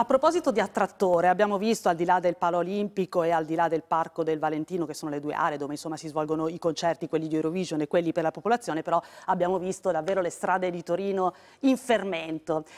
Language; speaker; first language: Italian; native; Italian